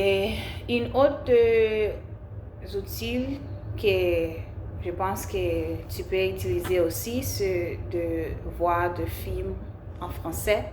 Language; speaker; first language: French; non-native, learner; English